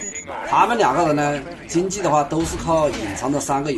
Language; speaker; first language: Chinese; native; Chinese